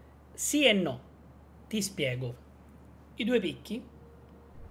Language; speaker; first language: Italian; native; Italian